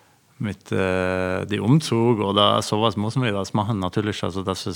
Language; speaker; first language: German; non-native, fluent; Norwegian